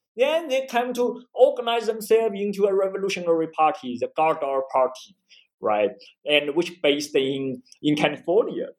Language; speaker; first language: English; non-native, fluent; Chinese